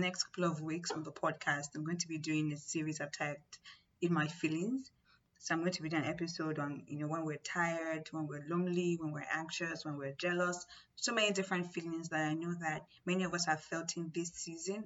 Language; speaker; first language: English; non-native, local second language; Yoruba